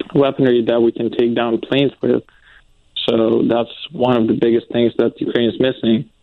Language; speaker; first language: English; non-native, fluent; Ukrainian